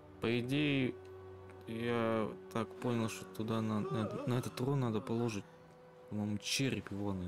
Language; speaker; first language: Russian; native; Russian